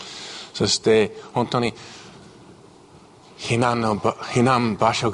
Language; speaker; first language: Japanese; non-native, fluent; English